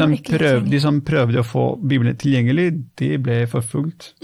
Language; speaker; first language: Norwegian; non-native, fluent; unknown